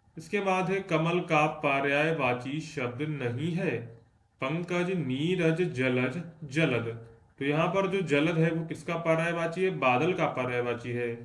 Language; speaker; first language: Hindi; native; Hindi